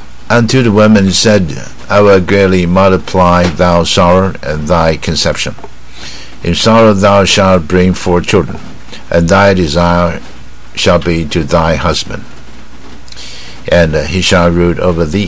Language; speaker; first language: English; non-native, fluent; Chinese